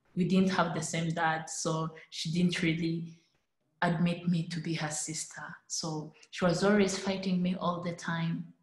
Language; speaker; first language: English; non-native, local second language; Kinyarwanda